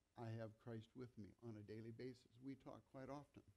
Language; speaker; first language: English; native; English